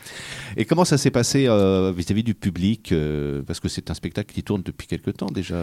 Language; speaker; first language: French; native; French